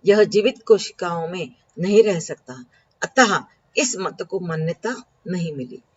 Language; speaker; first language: Hindi; non-native, local second language; Marathi